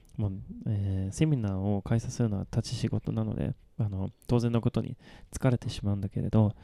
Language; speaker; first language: Japanese; non-native, fluent; Swedish